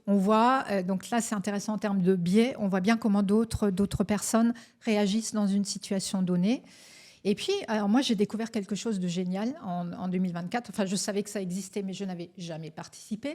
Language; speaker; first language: French; native; French